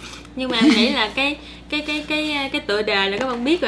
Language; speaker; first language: Vietnamese; native; Vietnamese